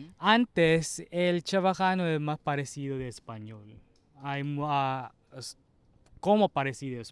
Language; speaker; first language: Spanish; non-native, learner; Chavacano